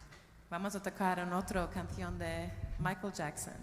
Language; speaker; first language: Spanish; non-native, learner; Swedish